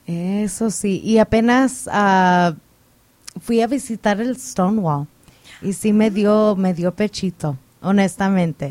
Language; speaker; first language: Spanish; early bilingual, heritage; Spanish